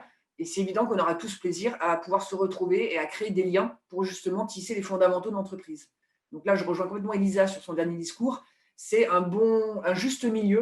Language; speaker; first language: French; native; French